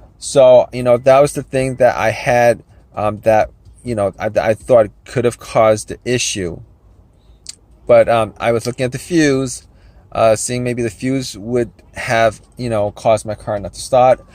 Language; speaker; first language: English; native; English